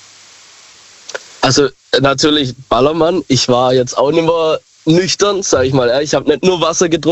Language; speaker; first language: German; native; German